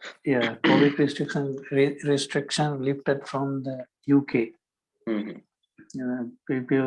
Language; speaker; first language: English; non-native, learner; Sinhala